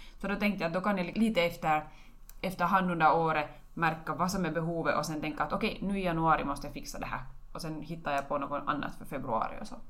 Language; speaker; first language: Swedish; native; Swedish